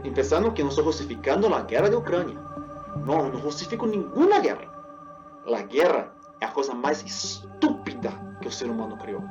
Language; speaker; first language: Portuguese; non-native, fluent; Spanish